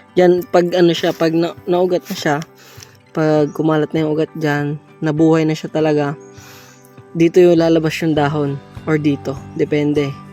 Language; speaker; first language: Filipino; non-native, local second language; Cebuano